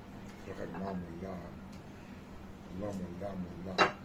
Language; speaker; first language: Arabic; native; Arabic